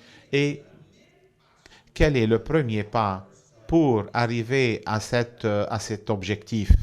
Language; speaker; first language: French; non-native, fluent; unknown